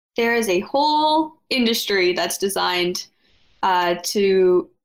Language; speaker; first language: English; native; English